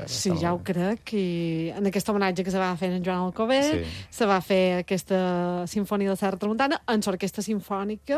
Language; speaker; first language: Catalan; native; Catalan